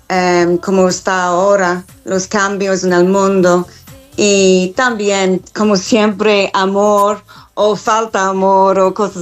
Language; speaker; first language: Spanish; non-native, fluent; English